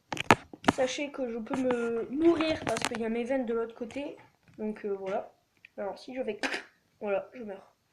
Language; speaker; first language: French; native; French